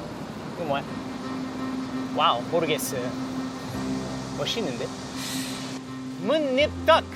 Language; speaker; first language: Korean; non-native, learner; French